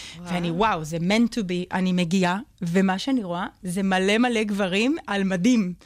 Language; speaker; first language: Hebrew; non-native, fluent; Spanish